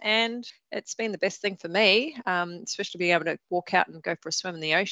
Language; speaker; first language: English; native; English